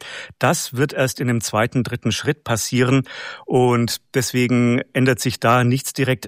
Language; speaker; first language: German; native; German